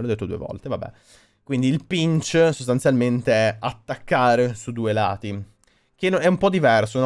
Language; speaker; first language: Italian; native; Italian